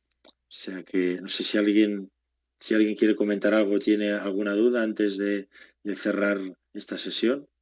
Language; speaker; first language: Spanish; native; Spanish